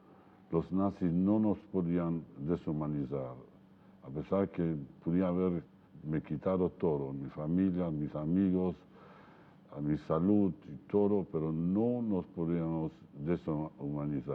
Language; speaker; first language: Spanish; non-native, fluent; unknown